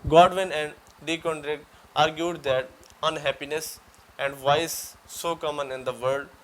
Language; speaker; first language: English; non-native, local second language; Urdu